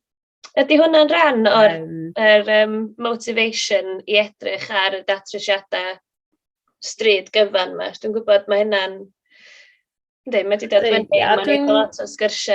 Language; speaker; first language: Welsh; native; Welsh